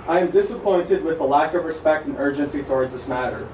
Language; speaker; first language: English; native; English